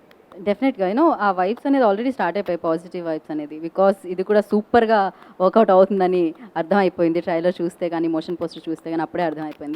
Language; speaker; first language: Telugu; native; Telugu